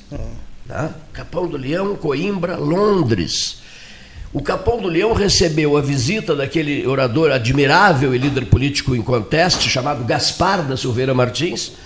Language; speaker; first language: Portuguese; native; Portuguese